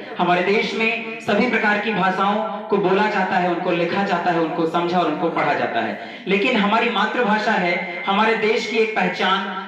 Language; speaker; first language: Hindi; native; Hindi